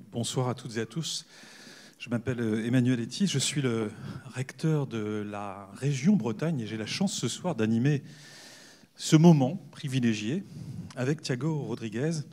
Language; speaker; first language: French; native; French